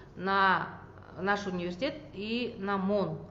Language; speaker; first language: Russian; non-native, local second language; Kazakh